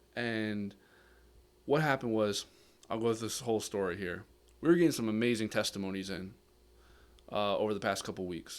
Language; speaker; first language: English; native; English